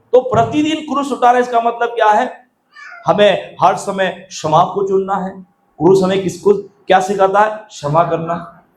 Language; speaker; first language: Hindi; non-native, local second language; Marathi